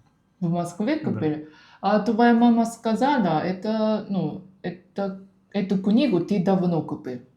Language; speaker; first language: Russian; non-native, learner; Japanese